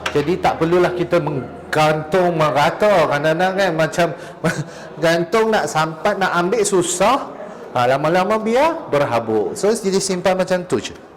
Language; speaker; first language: Malay; non-native, local second language; Chinese